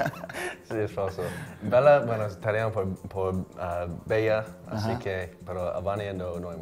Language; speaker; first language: Spanish; non-native, fluent; English